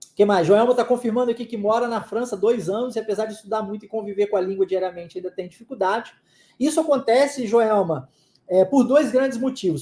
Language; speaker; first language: Portuguese; non-native, fluent; English